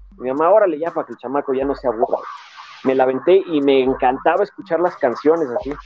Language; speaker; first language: Spanish; native; Spanish